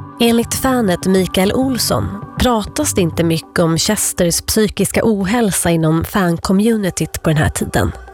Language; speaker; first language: Swedish; native; Swedish